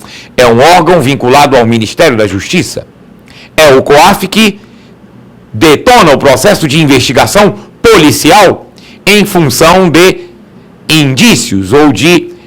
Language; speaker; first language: Portuguese; native; Portuguese